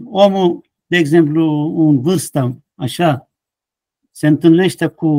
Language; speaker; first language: Romanian; non-native, fluent; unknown